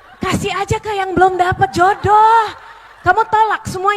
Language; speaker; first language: Indonesian; native; Indonesian